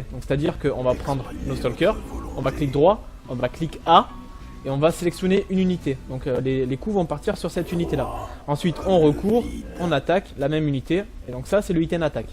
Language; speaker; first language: French; native; French